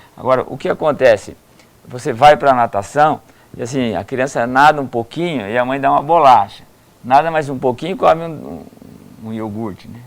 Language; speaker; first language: Portuguese; native; Portuguese